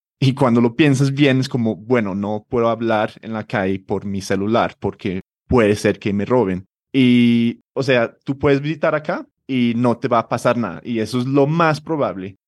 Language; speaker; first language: Spanish; non-native, fluent; English